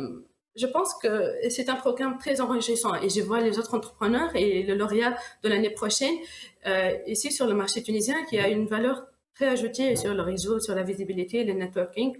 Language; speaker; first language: French; non-native, local second language; Arabic